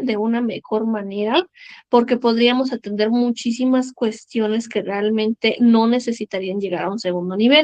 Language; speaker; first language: Spanish; native; Spanish